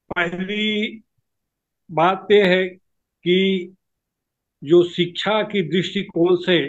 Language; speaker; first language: Hindi; native; Hindi